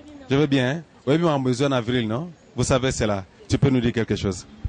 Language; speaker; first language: French; non-native, local second language; Lingala